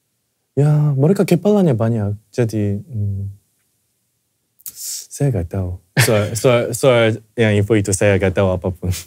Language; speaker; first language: Indonesian; non-native, fluent; Korean